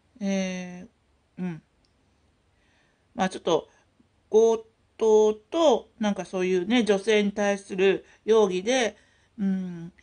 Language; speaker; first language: Japanese; native; Japanese